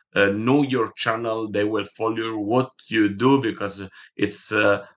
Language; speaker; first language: English; non-native, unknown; Italian